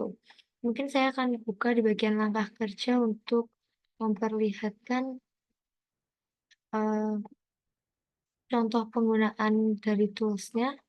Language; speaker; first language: Indonesian; native; Indonesian